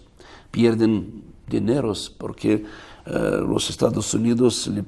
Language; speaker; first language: Spanish; non-native, fluent; Russian